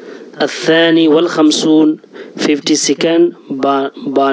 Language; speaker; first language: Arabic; non-native, fluent; Urdu